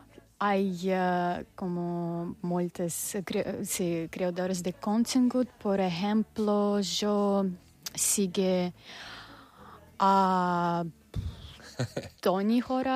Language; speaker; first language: Catalan; non-native, learner; Russian